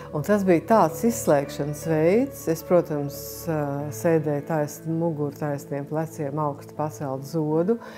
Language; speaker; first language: Latvian; native; Latvian